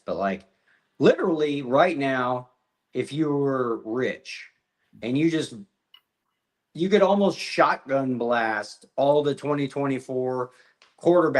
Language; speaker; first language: English; native; English